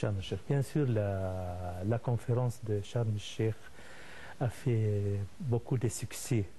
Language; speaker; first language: French; non-native, fluent; Arabic